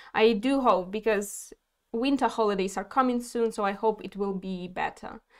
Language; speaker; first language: English; non-native, fluent; Ukrainian